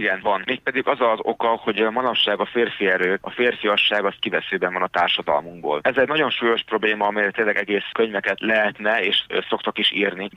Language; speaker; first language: Hungarian; native; Hungarian